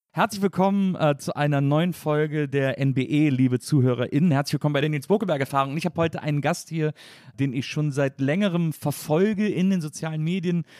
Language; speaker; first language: German; native; German